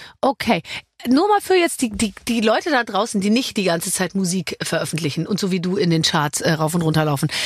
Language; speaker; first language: German; native; German